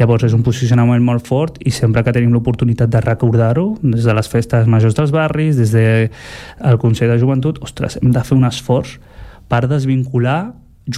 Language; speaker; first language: Catalan; non-native, fluent; Berber languages